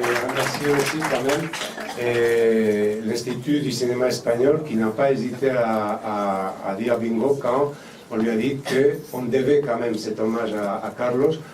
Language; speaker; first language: French; native; French